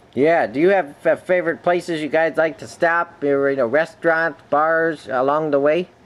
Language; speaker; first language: English; native; English